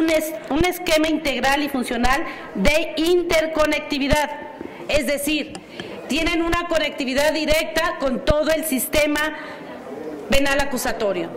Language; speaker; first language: Spanish; native; Spanish